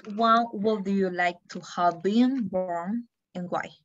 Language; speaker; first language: English; non-native, learner; Spanish